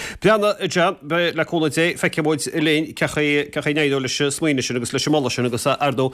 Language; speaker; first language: Irish; native; Irish